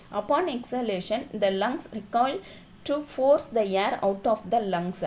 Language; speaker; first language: English; non-native, local second language; Tamil